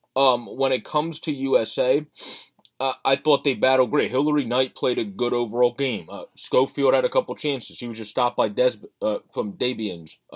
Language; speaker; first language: English; native; English